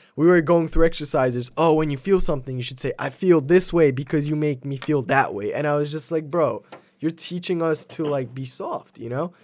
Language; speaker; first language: English; early bilingual, other home language; Polish